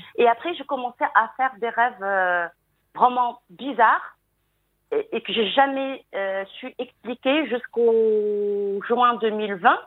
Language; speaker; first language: French; non-native, local second language; Arabic